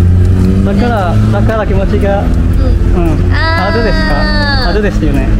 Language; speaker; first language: Japanese; non-native, learner; Indonesian